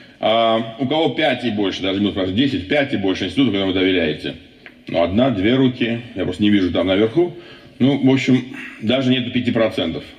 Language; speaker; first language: Russian; non-native, local second language; Armenian